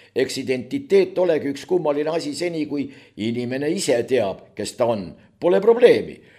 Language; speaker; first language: Estonian; native; Estonian